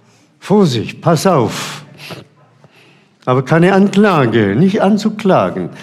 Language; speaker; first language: German; non-native, fluent; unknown